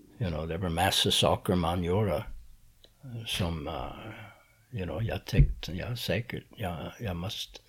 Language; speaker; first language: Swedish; non-native, learner; English